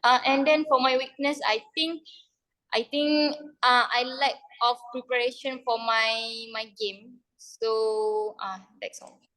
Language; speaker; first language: English; non-native, learner; Malay